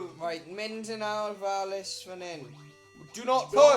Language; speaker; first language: Welsh; native; Welsh